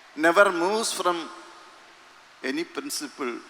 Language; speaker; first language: English; non-native, local second language; Malayalam